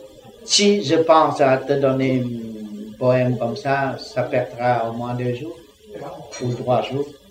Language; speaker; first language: French; non-native, learner; Vietnamese